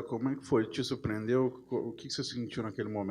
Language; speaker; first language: Portuguese; native; Portuguese